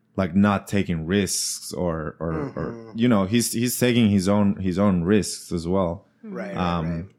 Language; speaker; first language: English; non-native, fluent; Spanish